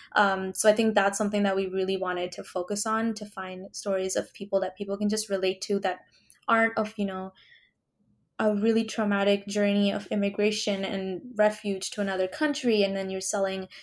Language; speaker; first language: English; early bilingual, other home language; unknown